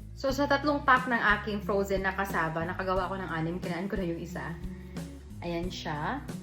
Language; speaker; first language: Filipino; non-native, local second language; Hiligaynon